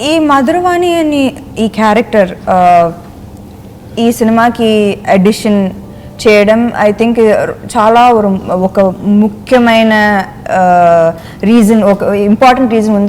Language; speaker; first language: Telugu; non-native, fluent; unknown